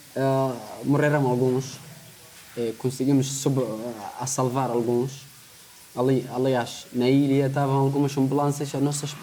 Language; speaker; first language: Portuguese; non-native, learner; Arabic